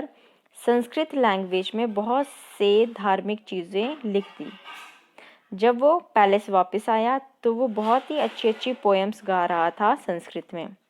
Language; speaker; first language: Hindi; non-native, local second language; Punjabi